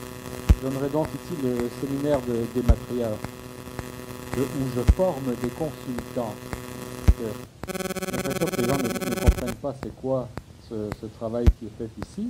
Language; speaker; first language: French; native; French